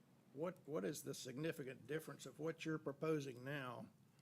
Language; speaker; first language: English; native; English